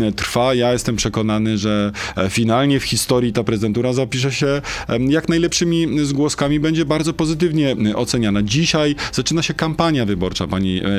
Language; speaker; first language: Polish; native; Polish